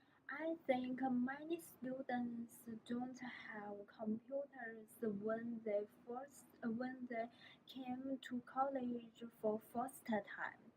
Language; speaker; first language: English; non-native, learner; Chinese